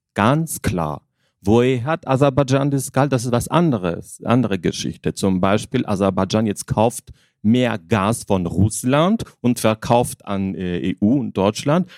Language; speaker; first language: German; non-native, fluent; Armenian